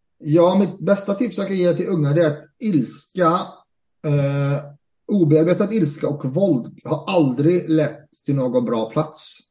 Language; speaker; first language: Swedish; early bilingual, other home language; Arabic